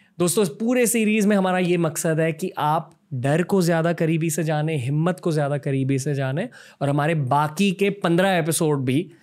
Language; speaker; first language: Hindi; native; Hindi